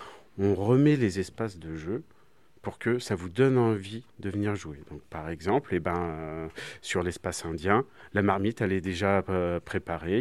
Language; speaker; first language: French; native; French